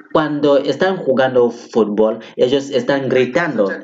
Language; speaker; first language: Spanish; non-native, fluent; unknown